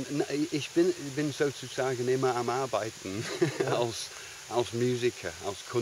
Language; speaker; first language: German; non-native, fluent; English